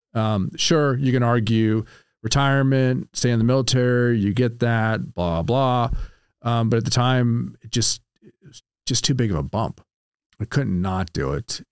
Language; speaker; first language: English; native; English